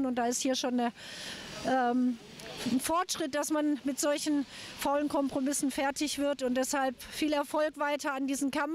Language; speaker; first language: German; native; German